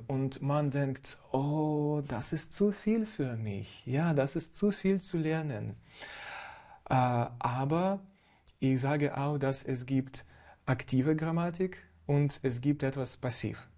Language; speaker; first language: German; non-native, fluent; Ukrainian